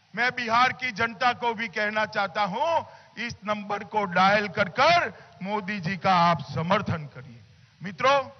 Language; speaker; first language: Hindi; non-native, local second language; Gujarati